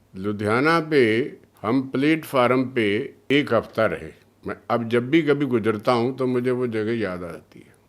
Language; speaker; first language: Hindi; early bilingual, other home language; Punjabi